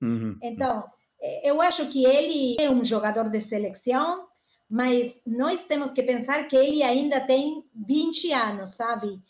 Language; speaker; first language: Portuguese; non-native, learner; Spanish